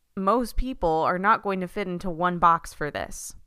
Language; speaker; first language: English; early bilingual, other home language; Spanish